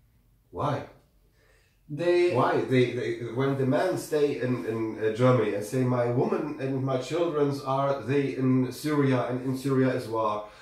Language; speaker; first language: English; non-native, learner; German